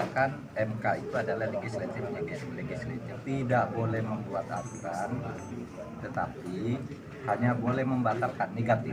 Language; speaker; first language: Indonesian; non-native, local second language; Madurese